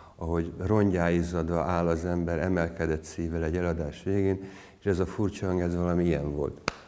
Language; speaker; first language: Hungarian; native; Hungarian